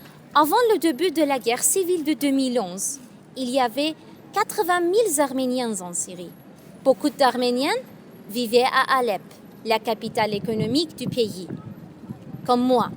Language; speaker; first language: French; non-native, fluent; Armenian